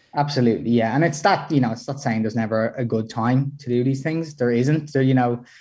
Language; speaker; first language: English; native; English